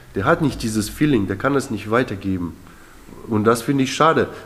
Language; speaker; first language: German; early bilingual, other home language; Russian